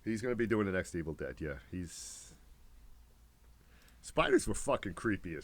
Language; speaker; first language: English; native; English